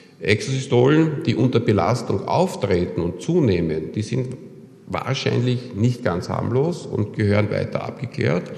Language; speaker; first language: German; native; German